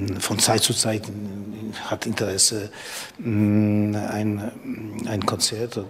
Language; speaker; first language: German; non-native, learner; Polish